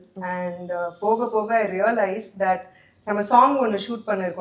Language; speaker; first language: Tamil; non-native, local second language; Hindi